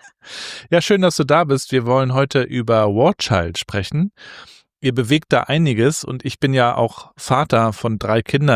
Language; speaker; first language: German; native; German